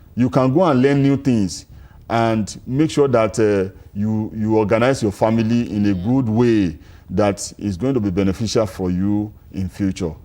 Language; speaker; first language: English; non-native, local second language; Yoruba